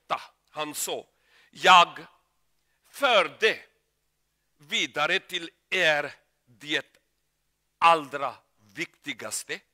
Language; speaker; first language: Swedish; non-native, learner; Urdu